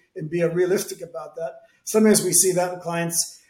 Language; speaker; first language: English; native; English